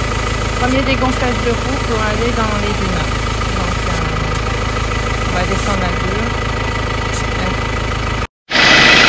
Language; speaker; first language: French; native; French